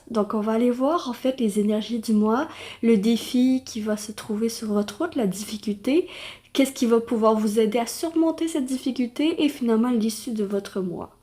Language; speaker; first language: French; native; French